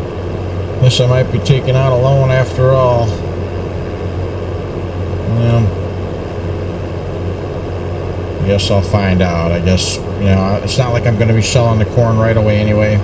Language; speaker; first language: English; native; English